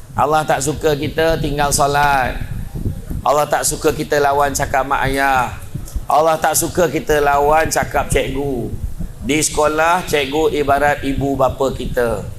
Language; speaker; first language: Malay; native; Malay